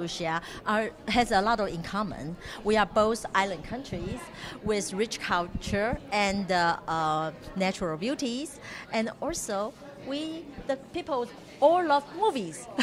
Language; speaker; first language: English; non-native, fluent; Chinese